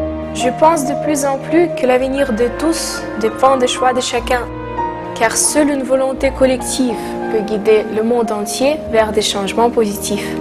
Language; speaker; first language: French; non-native, fluent; Ukrainian